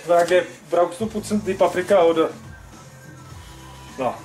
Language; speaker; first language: German; non-native, learner; Czech